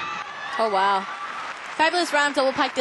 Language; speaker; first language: English; native; English